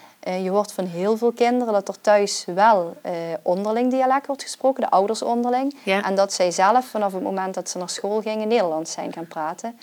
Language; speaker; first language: Dutch; native; Dutch